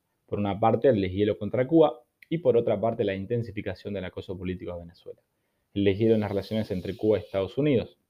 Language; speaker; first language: Spanish; native; Spanish